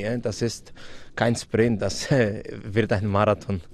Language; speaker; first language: German; non-native, fluent; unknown